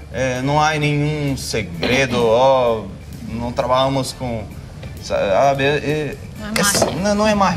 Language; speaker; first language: Spanish; non-native, local second language; Portuguese